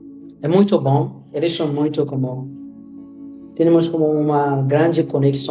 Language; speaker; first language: Portuguese; non-native, learner; Haitian Creole